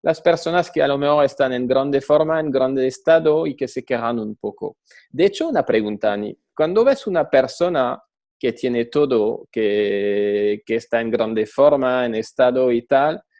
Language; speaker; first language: Spanish; non-native, fluent; French